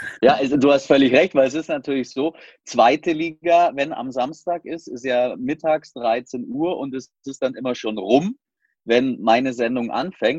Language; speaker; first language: German; native; German